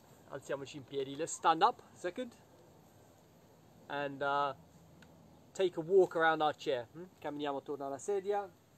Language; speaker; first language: English; native; English